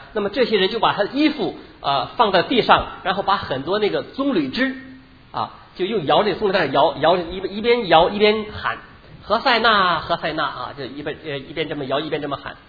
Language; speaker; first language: Chinese; native; Chinese